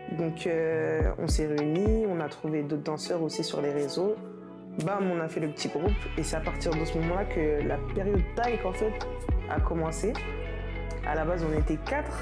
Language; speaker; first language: French; native; French